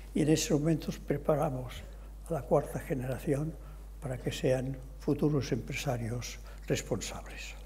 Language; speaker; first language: Spanish; non-native, local second language; Catalan